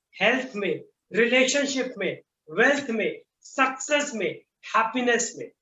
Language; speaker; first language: Hindi; native; Hindi